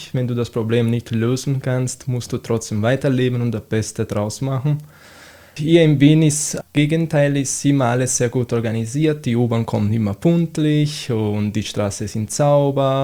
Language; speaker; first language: German; non-native, fluent; Italian